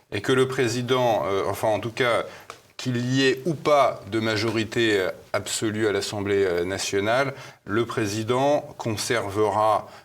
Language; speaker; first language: French; native; French